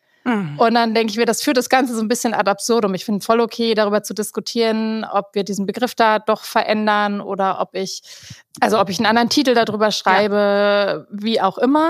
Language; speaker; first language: German; native; German